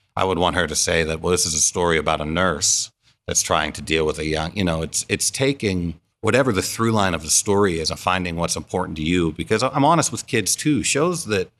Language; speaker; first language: English; native; English